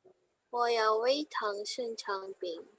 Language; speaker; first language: Chinese; non-native, learner; Indonesian